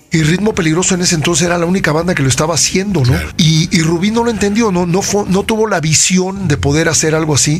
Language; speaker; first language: Spanish; native; Spanish